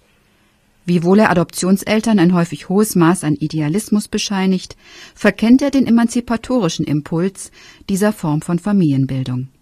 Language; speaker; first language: German; native; German